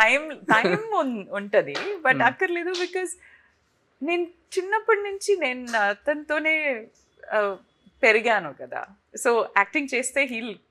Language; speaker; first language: Telugu; non-native, fluent; Tamil